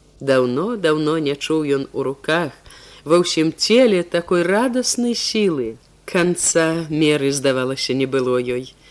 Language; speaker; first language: Belarusian; native; Belarusian